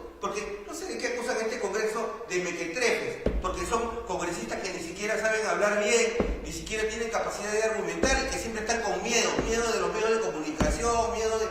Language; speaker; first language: Spanish; native; Spanish